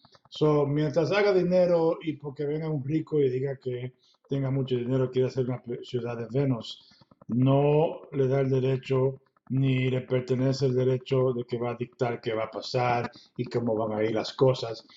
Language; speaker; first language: Spanish; non-native, fluent; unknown